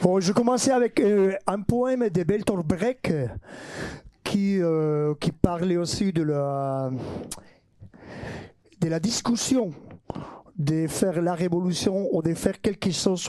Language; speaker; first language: French; non-native, fluent; Basque